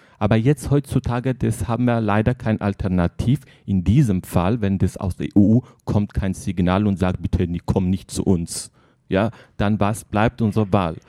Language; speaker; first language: German; non-native, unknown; Armenian